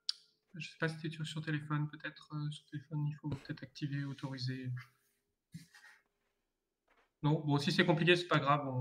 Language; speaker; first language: French; native; French